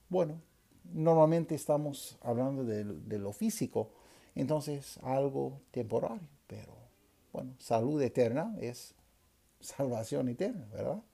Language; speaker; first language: Spanish; non-native, fluent; English